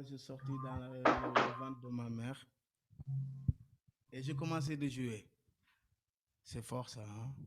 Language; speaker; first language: French; non-native, local second language; Wolof